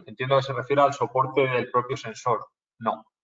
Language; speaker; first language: Spanish; native; Spanish